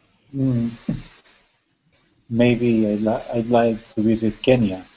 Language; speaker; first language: English; non-native, fluent; Spanish